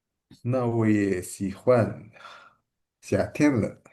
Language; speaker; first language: Chinese; non-native, learner; Indonesian